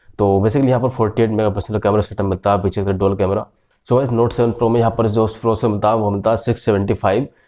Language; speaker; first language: Hindi; native; Hindi